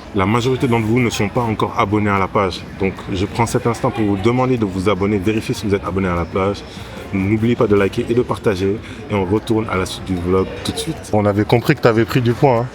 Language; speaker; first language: French; non-native, local second language; Wolof